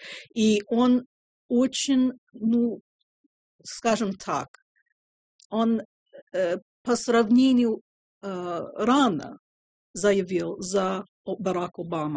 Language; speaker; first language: Russian; non-native, fluent; English